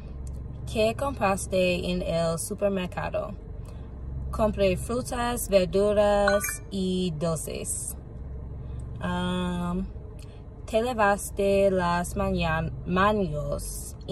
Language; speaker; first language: Spanish; non-native, learner; English